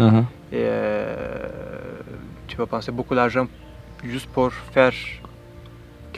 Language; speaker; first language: French; non-native, learner; Turkish